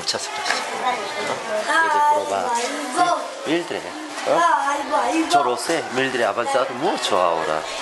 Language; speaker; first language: Spanish; non-native, learner; Korean